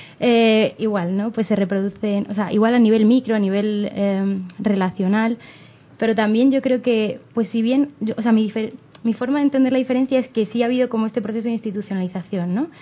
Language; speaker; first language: Spanish; native; Spanish